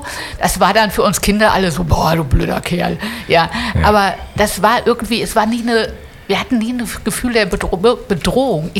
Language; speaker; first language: German; native; German